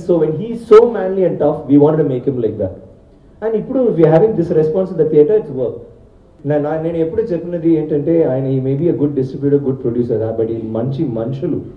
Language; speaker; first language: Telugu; non-native, learner; Tamil